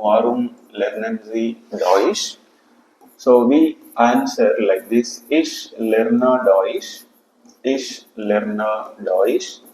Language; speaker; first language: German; non-native, fluent; Telugu